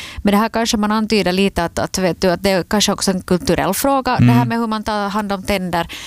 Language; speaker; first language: Swedish; native; Swedish